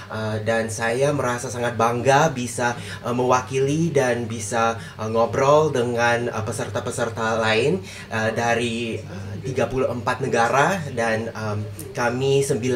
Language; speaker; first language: Indonesian; non-native, fluent; English